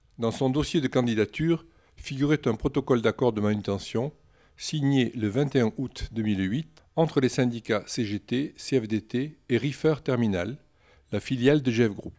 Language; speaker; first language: French; native; French